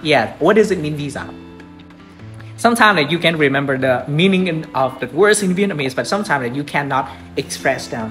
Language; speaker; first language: English; non-native, fluent; Vietnamese